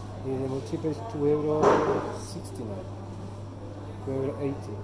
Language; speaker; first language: English; non-native, learner; Spanish